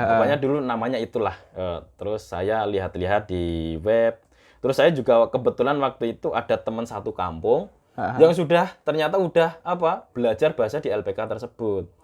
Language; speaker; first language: Indonesian; non-native, local second language; Javanese